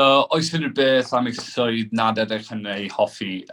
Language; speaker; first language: Welsh; non-native, local second language; English